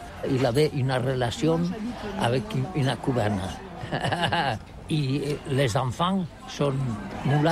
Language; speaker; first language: French; non-native, learner; Catalan